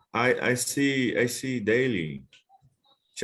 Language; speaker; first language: English; non-native, learner; Portuguese